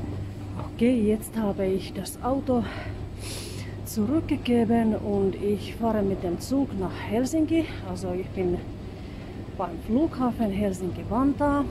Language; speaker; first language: German; non-native, fluent; Finnish